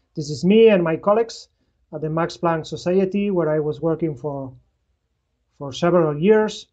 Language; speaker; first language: English; non-native, fluent; Spanish